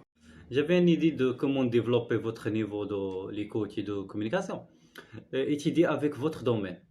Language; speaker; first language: French; non-native, learner; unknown